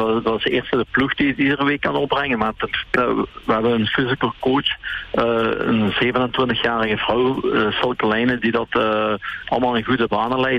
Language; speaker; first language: Dutch; native; Dutch